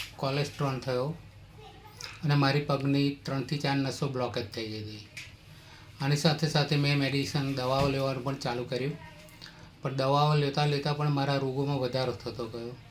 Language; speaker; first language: Gujarati; native; Gujarati